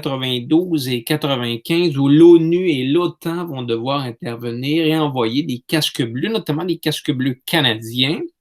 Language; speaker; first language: French; native; French